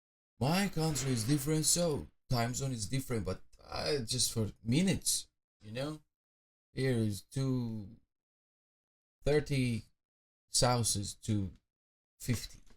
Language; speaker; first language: English; non-native, fluent; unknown